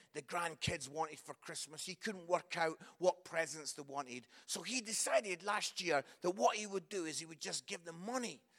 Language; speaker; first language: English; native; English